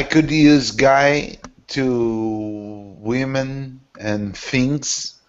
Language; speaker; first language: English; non-native, learner; Portuguese